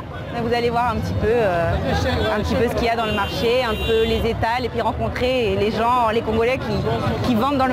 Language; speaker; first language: French; native; French